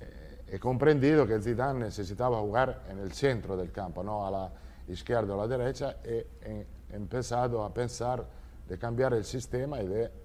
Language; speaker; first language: Spanish; non-native, fluent; Italian